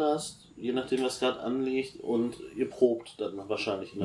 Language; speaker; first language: German; native; German